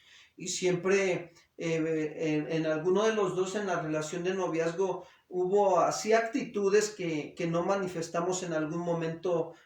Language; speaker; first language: Spanish; native; Spanish